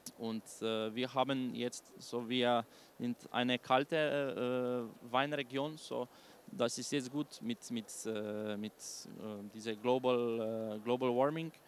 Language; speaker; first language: German; non-native, learner; Slovenian